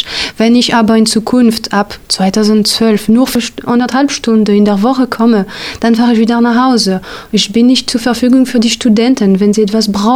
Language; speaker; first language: German; non-native, fluent; French